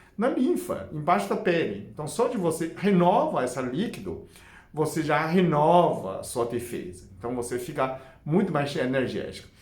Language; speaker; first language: Portuguese; non-native, fluent; Chinese